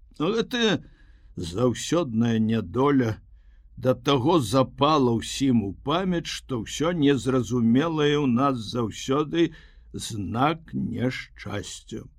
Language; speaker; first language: Belarusian; native; Belarusian